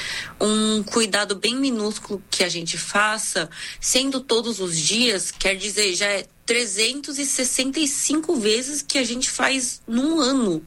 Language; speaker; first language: Portuguese; early bilingual, other home language; Korean